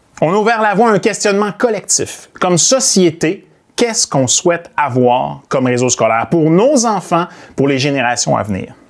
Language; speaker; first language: French; native; French